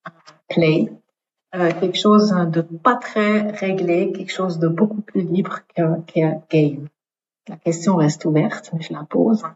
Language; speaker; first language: French; native; French